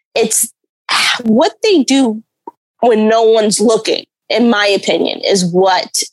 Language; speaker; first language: English; native; English